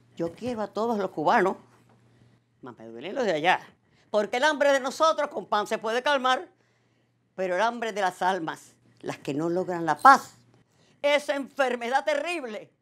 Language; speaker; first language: Spanish; native; Spanish